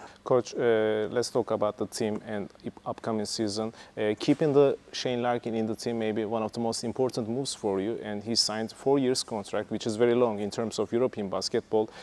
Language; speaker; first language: English; non-native, fluent; Turkish